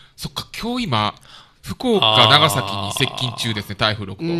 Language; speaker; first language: Japanese; native; Japanese